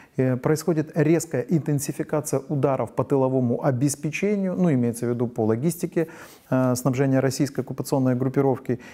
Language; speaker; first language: Russian; non-native, local second language; Ukrainian